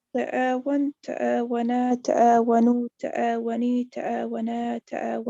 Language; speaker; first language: Arabic; non-native, learner; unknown